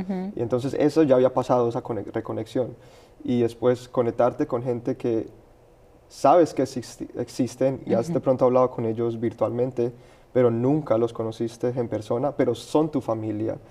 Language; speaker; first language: Spanish; early bilingual, heritage; Spanish